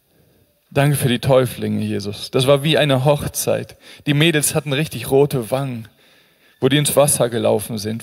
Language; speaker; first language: German; native; German